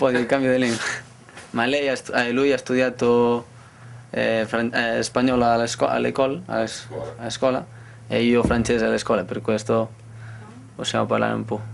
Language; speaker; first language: Italian; non-native, learner; Spanish